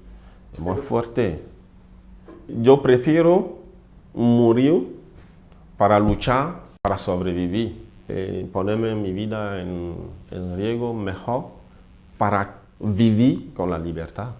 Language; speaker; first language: Spanish; non-native, learner; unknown